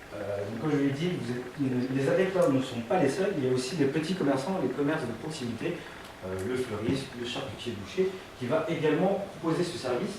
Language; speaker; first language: French; native; French